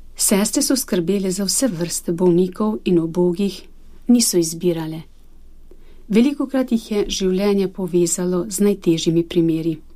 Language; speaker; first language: Slovenian; non-native, fluent; Albanian